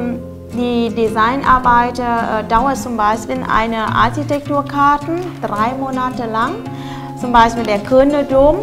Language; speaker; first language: German; non-native, fluent; Vietnamese